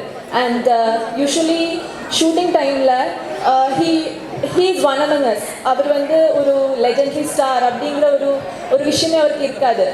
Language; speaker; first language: Tamil; non-native, fluent; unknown